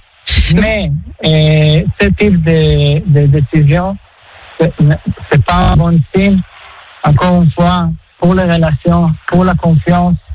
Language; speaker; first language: French; non-native, fluent; Hebrew